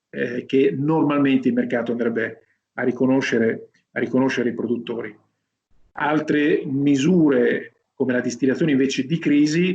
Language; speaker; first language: Italian; native; Italian